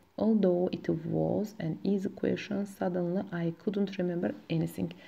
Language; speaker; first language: English; non-native, fluent; Azerbaijani